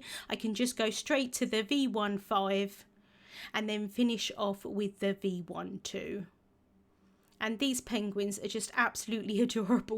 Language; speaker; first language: English; native; English